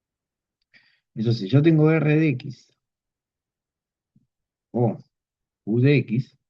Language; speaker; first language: Spanish; native; Spanish